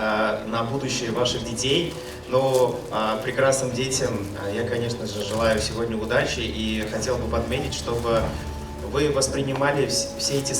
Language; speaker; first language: Russian; native; Russian